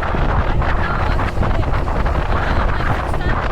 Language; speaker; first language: English; non-native, learner; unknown